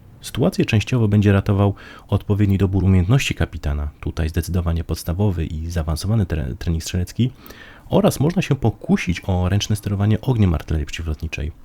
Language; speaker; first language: Polish; native; Polish